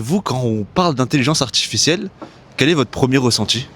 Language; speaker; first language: French; native; French